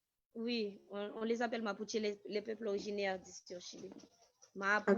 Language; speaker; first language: French; non-native, local second language; Haitian Creole